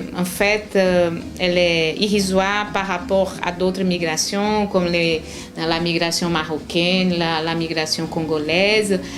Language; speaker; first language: French; non-native, fluent; Portuguese